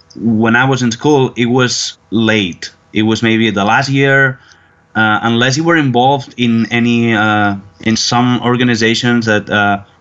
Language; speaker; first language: English; non-native, fluent; Spanish